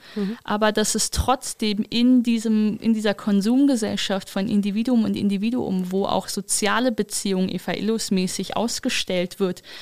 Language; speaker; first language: German; native; German